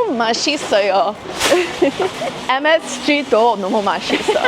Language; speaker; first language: Korean; non-native, learner; English